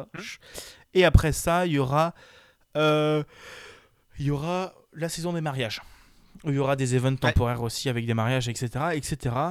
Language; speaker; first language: French; native; French